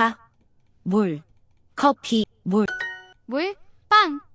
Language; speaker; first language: Korean; non-native, learner; English